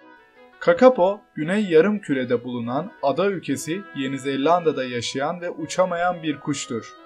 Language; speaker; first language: Turkish; native; Turkish